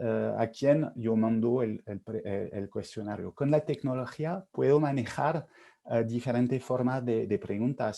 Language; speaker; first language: Spanish; non-native, fluent; French